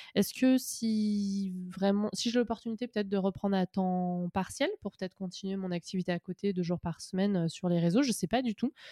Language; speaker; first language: French; native; French